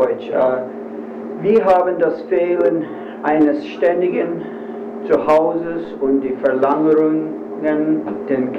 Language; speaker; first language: German; non-native, learner; English